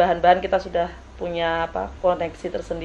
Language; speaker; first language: Indonesian; native; Indonesian